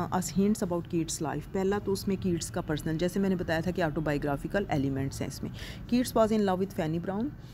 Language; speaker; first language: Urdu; non-native, local second language; Punjabi